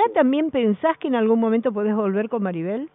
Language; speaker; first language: Spanish; native; Spanish